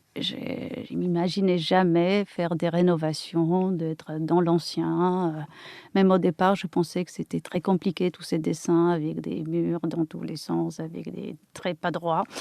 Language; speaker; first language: French; non-native, fluent; Polish